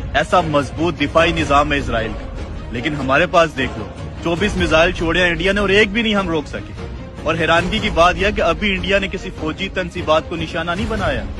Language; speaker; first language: Urdu; non-native, local second language; Punjabi